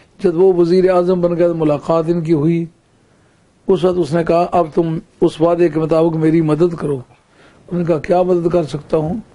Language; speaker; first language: Urdu; non-native, local second language; Punjabi